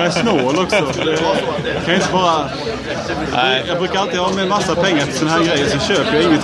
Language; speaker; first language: Swedish; native; Swedish